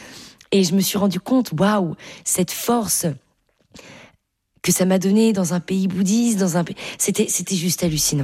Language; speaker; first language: French; native; French